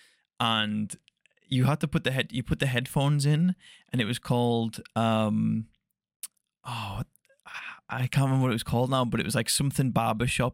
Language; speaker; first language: English; native; English